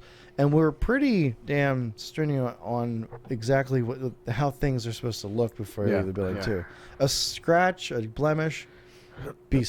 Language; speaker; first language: English; native; English